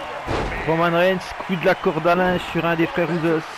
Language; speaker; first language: French; native; French